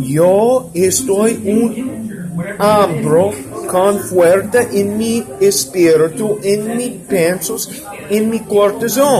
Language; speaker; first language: Spanish; non-native, learner; English